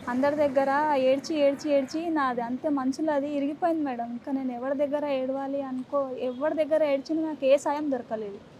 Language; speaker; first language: Telugu; native; Telugu